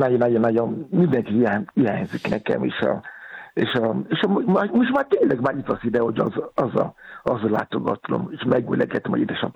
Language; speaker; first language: Hungarian; non-native, learner; Yoruba